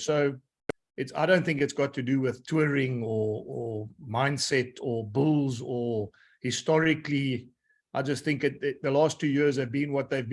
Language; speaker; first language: English; native; English